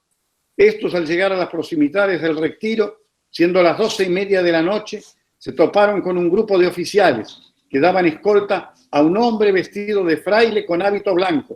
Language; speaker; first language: Spanish; native; Spanish